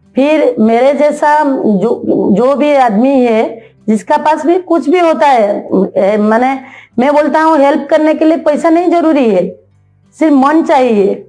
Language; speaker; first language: Hindi; non-native, local second language; Odia